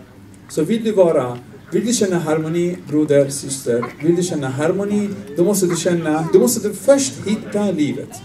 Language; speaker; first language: Swedish; non-native, fluent; Arabic